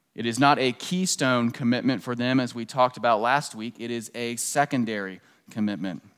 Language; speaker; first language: English; native; English